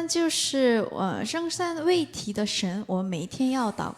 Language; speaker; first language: Chinese; non-native, learner; Korean